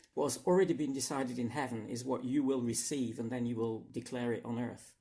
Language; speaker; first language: English; native; English